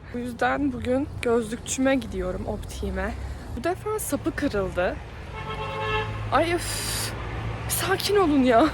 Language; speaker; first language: Turkish; native; Turkish